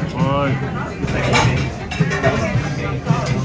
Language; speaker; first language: Japanese; non-native, learner; French